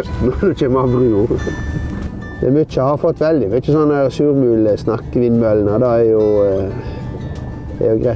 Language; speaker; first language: Norwegian; native; Norwegian